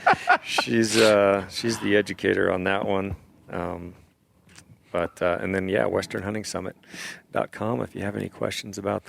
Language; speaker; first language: English; native; English